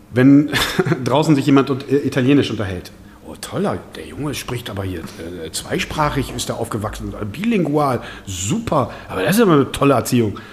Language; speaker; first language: German; native; German